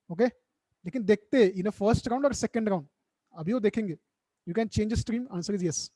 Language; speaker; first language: Hindi; non-native, local second language; Marathi